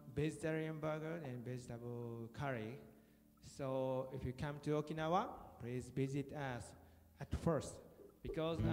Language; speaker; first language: English; non-native, learner; Japanese